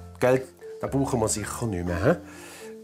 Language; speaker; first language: German; native; German